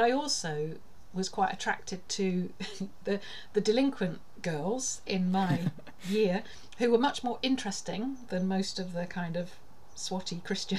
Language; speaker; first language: English; native; English